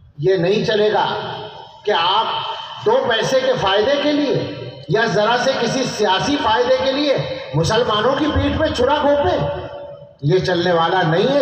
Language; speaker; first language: Urdu; native; Urdu